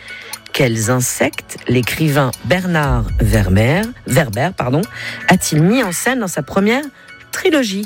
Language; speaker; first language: French; native; French